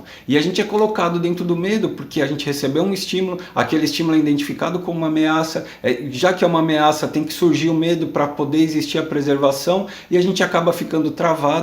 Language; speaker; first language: Portuguese; native; Portuguese